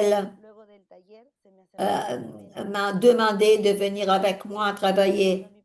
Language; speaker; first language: French; non-native, fluent; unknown